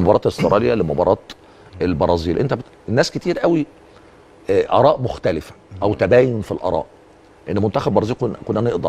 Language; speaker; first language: Arabic; native; Arabic